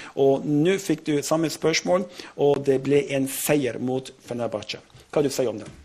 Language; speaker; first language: Norwegian; non-native, fluent; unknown